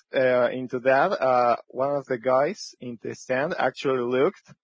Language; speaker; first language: English; non-native, fluent; French